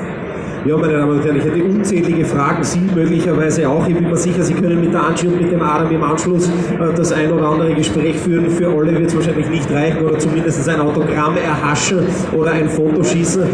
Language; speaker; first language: German; native; German